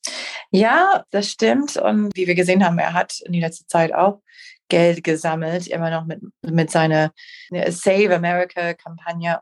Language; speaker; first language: German; non-native, fluent; English